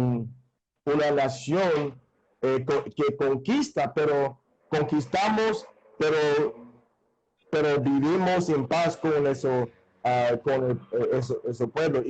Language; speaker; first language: Spanish; non-native, fluent; English